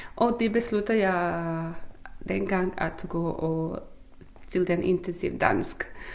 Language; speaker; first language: Danish; non-native, fluent; Bosnian